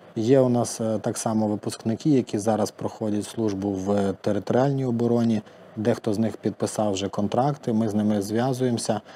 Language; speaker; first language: Ukrainian; native; Ukrainian